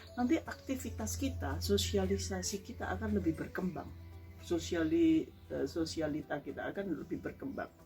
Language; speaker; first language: Indonesian; native; Indonesian